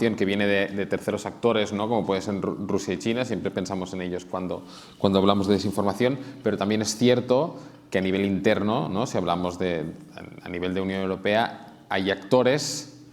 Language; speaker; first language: Spanish; non-native, local second language; Catalan